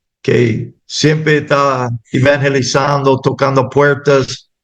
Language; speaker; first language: Spanish; non-native, fluent; English